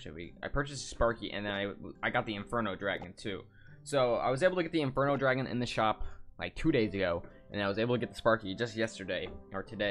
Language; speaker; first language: English; native; English